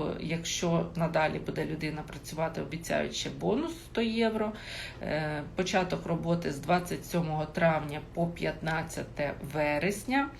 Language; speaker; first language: Ukrainian; non-native, local second language; Russian